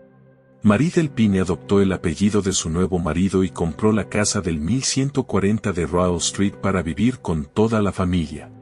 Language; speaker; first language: Spanish; native; Spanish